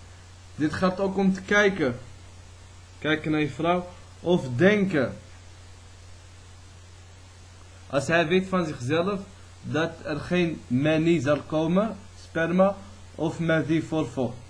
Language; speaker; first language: Dutch; early bilingual, other home language; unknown